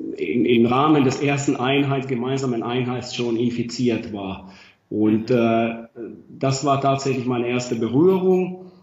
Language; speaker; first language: German; non-native, fluent; Finnish